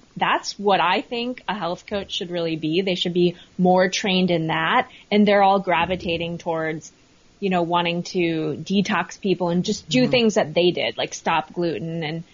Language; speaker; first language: English; native; English